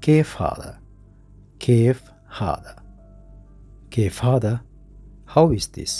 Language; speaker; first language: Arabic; non-native, fluent; Sinhala